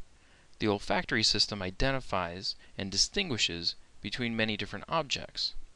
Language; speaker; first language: English; native; English